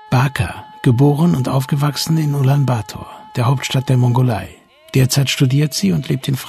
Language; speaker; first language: German; native; German